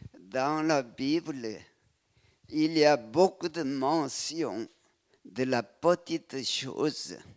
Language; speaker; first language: French; non-native, fluent; Korean